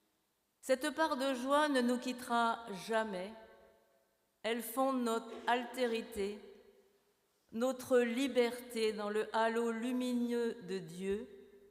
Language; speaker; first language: French; native; French